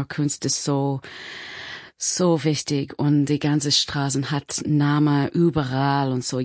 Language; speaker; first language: German; non-native, fluent; English